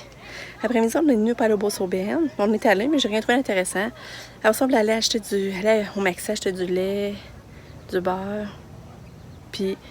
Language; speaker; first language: French; native; French